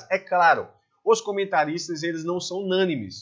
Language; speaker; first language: Portuguese; native; Portuguese